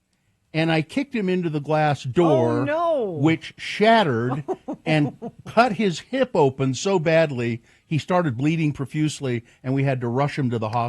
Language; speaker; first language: English; native; English